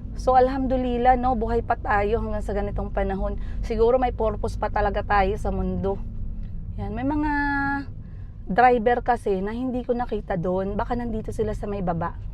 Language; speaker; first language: Filipino; non-native, local second language; Cebuano